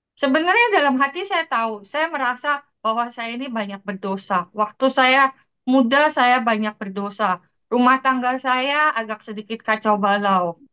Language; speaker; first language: Indonesian; native; Indonesian